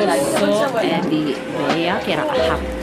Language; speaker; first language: Italian; early bilingual, other home language; Filipino